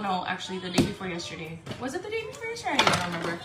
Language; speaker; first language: English; early bilingual, other home language; Spanish